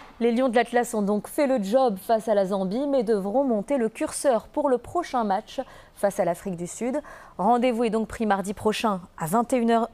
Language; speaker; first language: French; non-native, local second language; Arabic